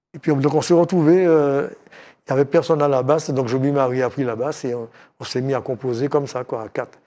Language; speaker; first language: French; native; French